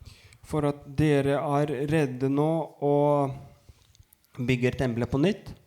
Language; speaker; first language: Norwegian; non-native, fluent; Lithuanian